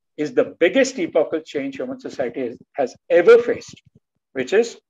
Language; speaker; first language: English; non-native, local second language; Telugu